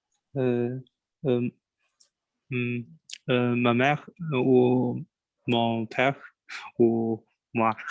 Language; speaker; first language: French; non-native, learner; Chinese